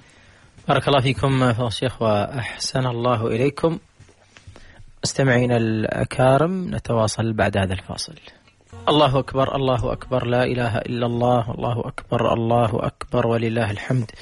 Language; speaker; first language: Arabic; native; Arabic